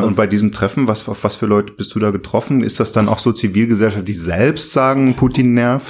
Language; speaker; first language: German; native; German